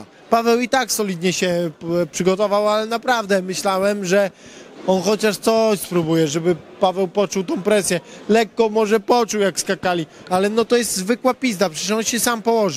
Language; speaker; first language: Polish; native; Polish